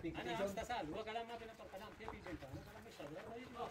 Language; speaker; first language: Arabic; non-native, learner; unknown